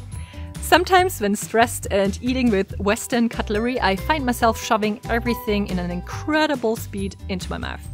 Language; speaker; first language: English; non-native, fluent; German